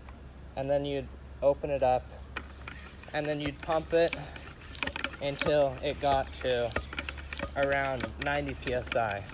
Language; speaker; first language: English; native; English